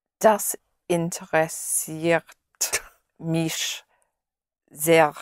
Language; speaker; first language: German; non-native, learner; English